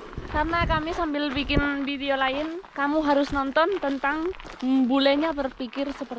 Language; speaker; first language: Indonesian; non-native, fluent; Spanish